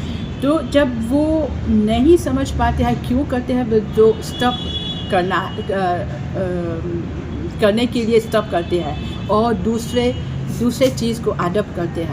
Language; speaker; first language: Hindi; non-native, fluent; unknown